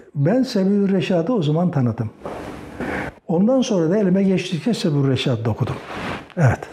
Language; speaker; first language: Turkish; native; Turkish